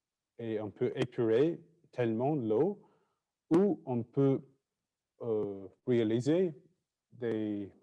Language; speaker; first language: French; non-native, fluent; English